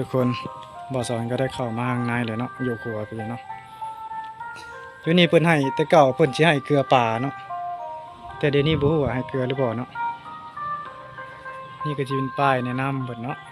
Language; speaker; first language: Thai; non-native, local second language; Lao